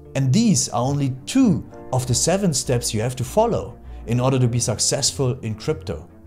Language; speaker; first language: English; non-native, fluent; German